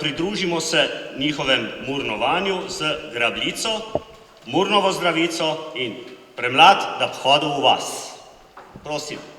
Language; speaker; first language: Slovenian; native; Slovenian